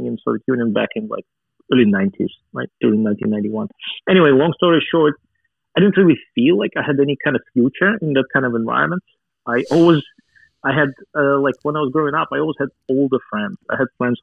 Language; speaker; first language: English; non-native, fluent; Russian